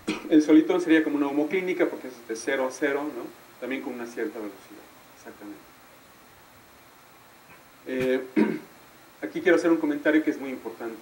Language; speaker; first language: Spanish; native; Spanish